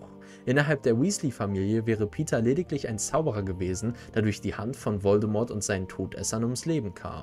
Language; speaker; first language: German; native; German